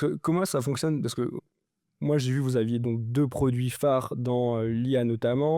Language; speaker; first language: French; native; French